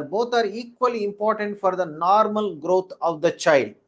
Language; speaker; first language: English; non-native, local second language; Telugu